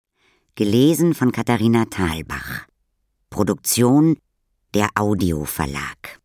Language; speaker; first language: German; native; German